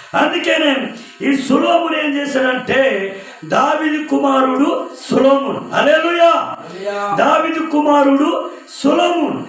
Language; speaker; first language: Telugu; non-native, local second language; Koya